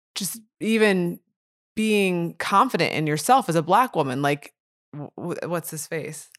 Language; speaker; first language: English; native; English